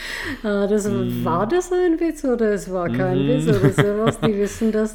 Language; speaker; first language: German; non-native, fluent; Czech